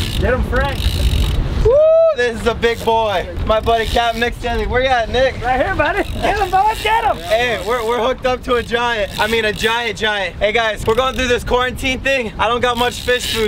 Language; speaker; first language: English; native; English